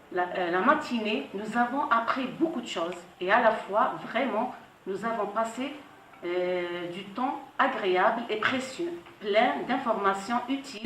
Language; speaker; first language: French; non-native, fluent; Arabic